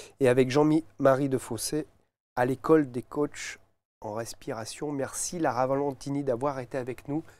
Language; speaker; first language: French; native; French